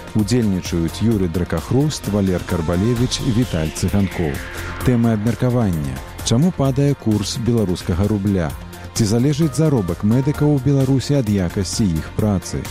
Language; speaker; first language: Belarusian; native; Belarusian